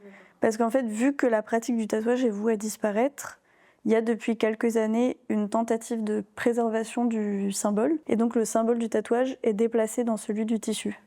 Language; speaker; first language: French; native; French